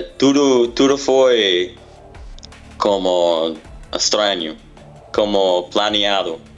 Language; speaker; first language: Portuguese; non-native, learner; English